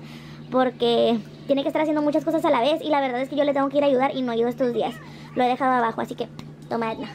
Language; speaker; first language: Spanish; native; Spanish